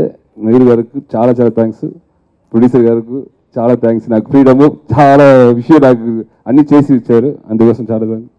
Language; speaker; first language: Telugu; non-native, learner; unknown